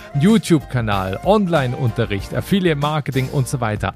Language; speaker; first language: German; native; German